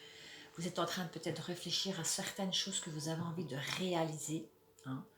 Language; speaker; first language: French; native; French